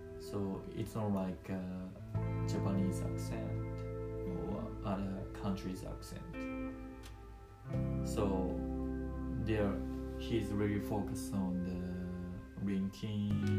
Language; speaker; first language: English; non-native, learner; Japanese